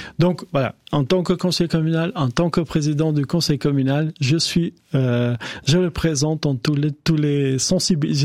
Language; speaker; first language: French; non-native, fluent; Albanian